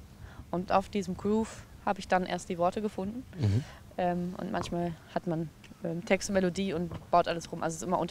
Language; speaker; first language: German; native; German